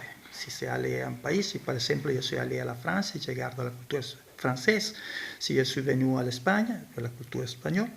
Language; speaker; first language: French; non-native, learner; Spanish